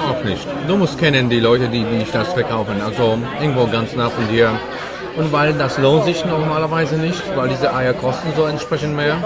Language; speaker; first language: German; non-native, fluent; Polish